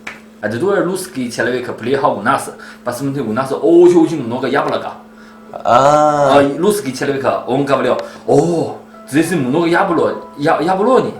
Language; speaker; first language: Russian; non-native, learner; Chinese